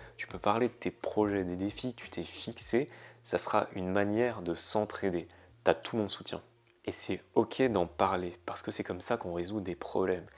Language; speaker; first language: French; native; French